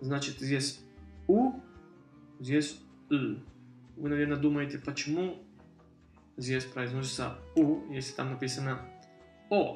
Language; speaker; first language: Russian; early bilingual, heritage; Russian